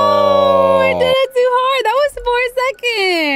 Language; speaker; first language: English; native; English